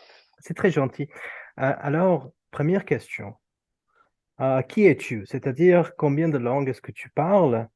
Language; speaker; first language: French; non-native, fluent; Urdu